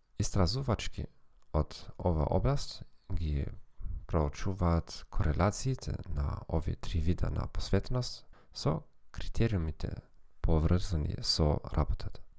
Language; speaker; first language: Macedonian; non-native, learner; German